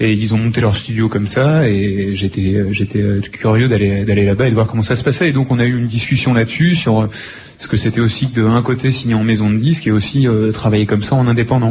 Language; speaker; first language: French; native; French